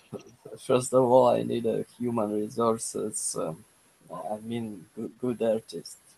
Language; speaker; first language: English; non-native, learner; Russian